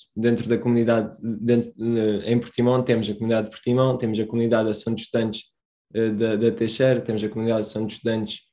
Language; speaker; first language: Portuguese; early bilingual, other home language; Romanian